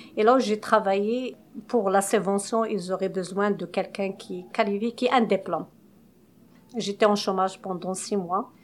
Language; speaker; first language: French; non-native, local second language; Arabic